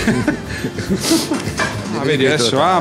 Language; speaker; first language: Italian; native; Italian